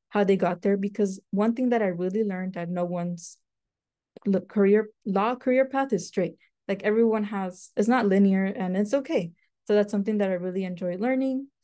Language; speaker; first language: English; native; English